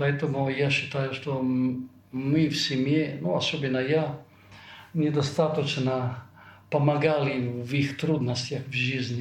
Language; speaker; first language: Russian; non-native, fluent; Italian